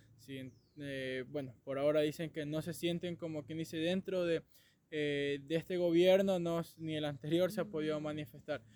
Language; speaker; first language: Spanish; native; Spanish